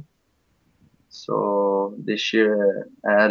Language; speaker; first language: English; non-native, fluent; French